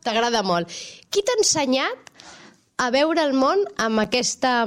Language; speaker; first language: Catalan; native; Catalan